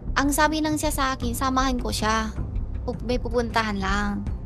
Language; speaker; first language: Filipino; non-native, learner; Chinese